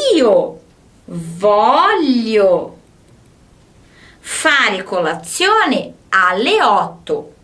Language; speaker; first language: Italian; non-native, fluent; Portuguese